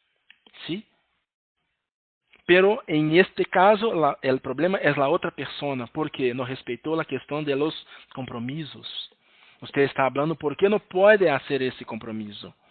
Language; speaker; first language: Spanish; non-native, learner; Portuguese